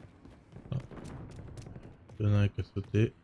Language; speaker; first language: French; native; French